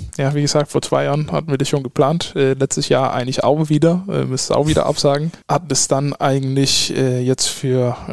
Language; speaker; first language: German; non-native, fluent; Danish